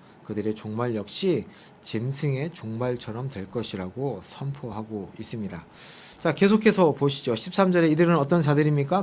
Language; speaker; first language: Korean; native; Korean